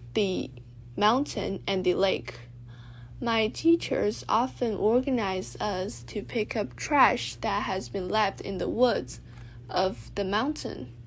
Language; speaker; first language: English; non-native, fluent; Chinese